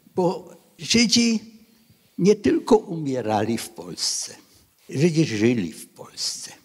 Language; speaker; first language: Polish; non-native, local second language; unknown